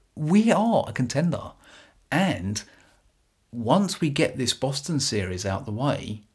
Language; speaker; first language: English; native; English